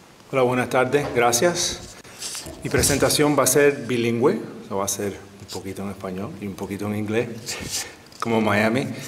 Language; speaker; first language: Spanish; early bilingual, heritage; Spanish